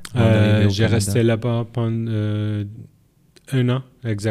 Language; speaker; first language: French; non-native, learner; Arabic